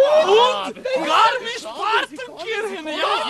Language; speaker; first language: German; non-native, learner; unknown